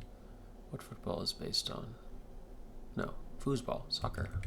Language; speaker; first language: English; native; English